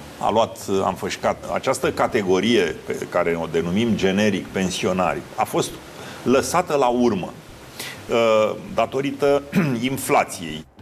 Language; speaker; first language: Romanian; non-native, local second language; Hungarian